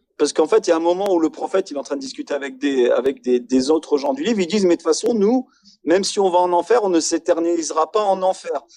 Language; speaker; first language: French; native; French